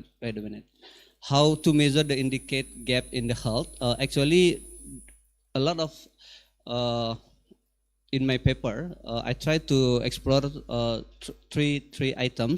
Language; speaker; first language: English; non-native, learner; Indonesian